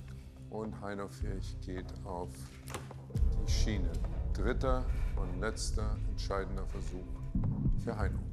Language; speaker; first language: German; native; German